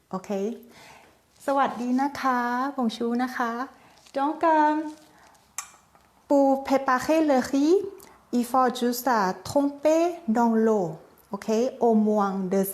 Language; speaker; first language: French; non-native, learner; Thai